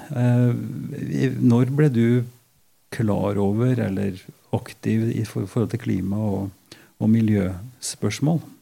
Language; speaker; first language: Norwegian; native; Norwegian